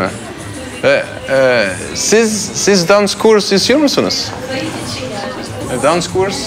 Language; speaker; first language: Turkish; non-native, learner; Dutch